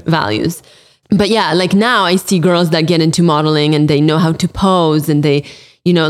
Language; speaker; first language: English; early bilingual, other home language; Polish